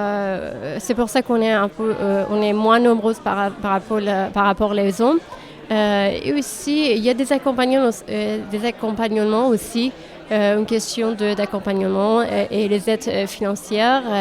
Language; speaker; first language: French; non-native, fluent; Persian